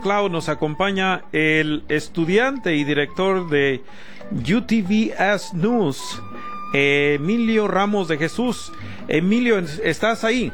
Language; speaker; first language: Spanish; native; Spanish